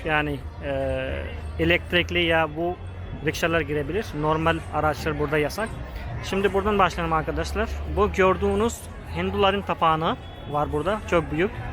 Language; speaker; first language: Turkish; non-native, fluent; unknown